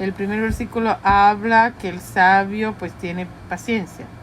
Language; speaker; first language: Spanish; early bilingual, heritage; Spanish